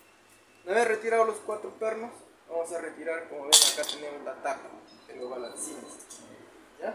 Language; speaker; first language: Spanish; native; Spanish